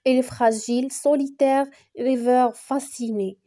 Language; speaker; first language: French; non-native, local second language; Arabic